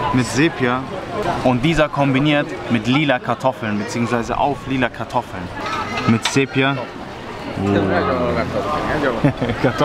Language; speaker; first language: German; native; German